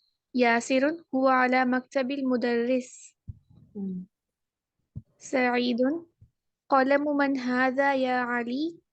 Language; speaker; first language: Arabic; non-native, learner; Urdu